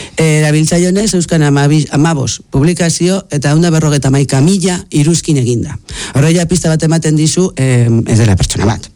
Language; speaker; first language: Basque; non-native, local second language; Spanish